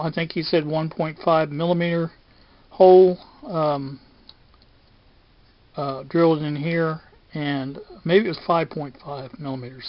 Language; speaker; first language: English; native; English